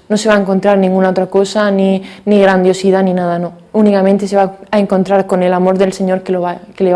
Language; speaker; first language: Spanish; native; Spanish